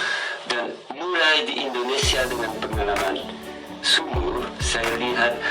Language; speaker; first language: Indonesian; non-native, learner; French